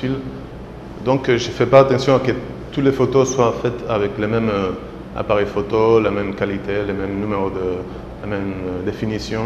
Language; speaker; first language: French; non-native, fluent; Spanish